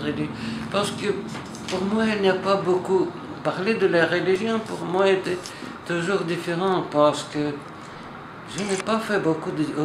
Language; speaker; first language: French; non-native, fluent; Russian